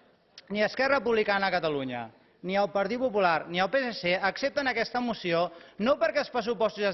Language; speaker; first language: Catalan; native; Catalan